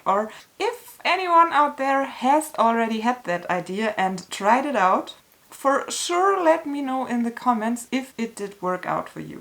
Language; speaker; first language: English; non-native, fluent; German